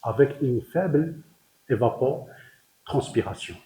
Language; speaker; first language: French; non-native, local second language; Arabic